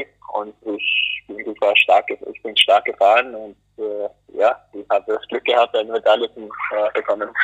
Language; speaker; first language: German; non-native, fluent; English